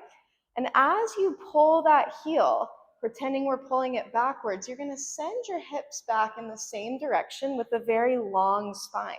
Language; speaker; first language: English; native; English